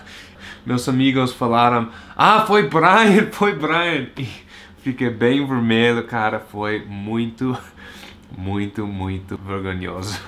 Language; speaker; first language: Portuguese; non-native, learner; English